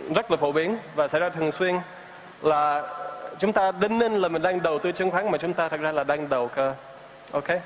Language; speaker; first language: Vietnamese; non-native, fluent; English